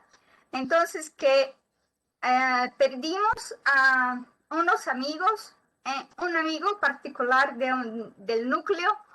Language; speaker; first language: Spanish; non-native, learner; Portuguese